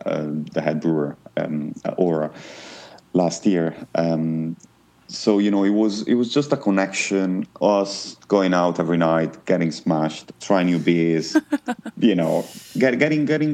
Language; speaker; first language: English; non-native, fluent; Italian